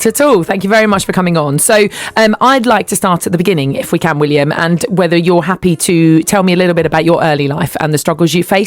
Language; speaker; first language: English; native; English